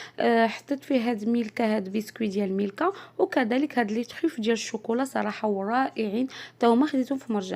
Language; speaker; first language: Arabic; native; Arabic